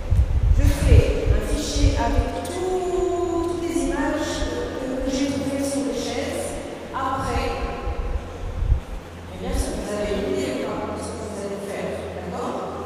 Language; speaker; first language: French; non-native, local second language; Arabic